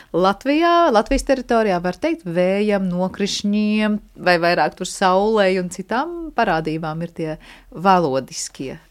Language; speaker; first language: Latvian; native; Latvian